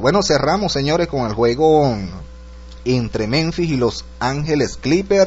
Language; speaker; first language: Spanish; native; Spanish